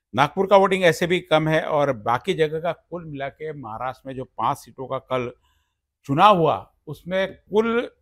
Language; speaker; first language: Hindi; non-native, local second language; Marathi